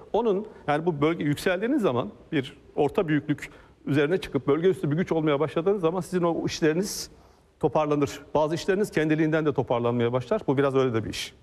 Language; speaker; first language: Turkish; native; Turkish